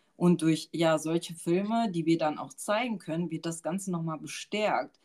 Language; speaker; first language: German; early bilingual, other home language; Turkish